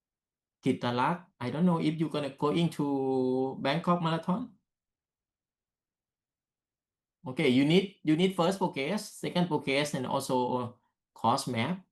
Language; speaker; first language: English; non-native, learner; Thai